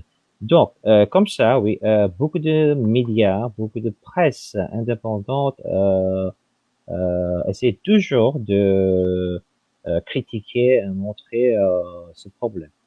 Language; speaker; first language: French; non-native, fluent; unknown